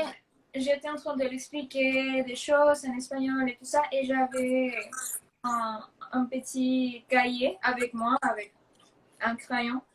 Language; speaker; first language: French; non-native, fluent; Spanish